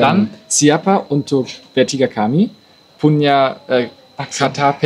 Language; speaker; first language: Indonesian; non-native, learner; German